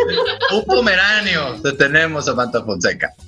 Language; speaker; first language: Spanish; native; Spanish